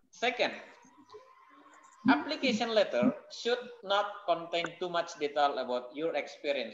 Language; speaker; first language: English; non-native, fluent; Indonesian